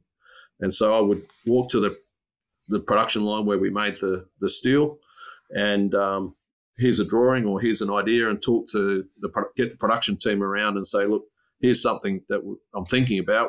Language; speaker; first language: English; native; English